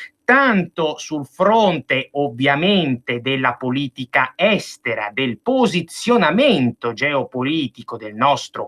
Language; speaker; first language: Italian; native; Italian